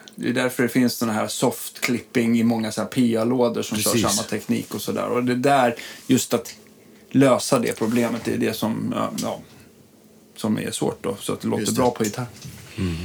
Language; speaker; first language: Swedish; native; Swedish